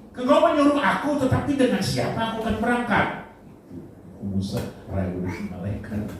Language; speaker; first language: Indonesian; native; Indonesian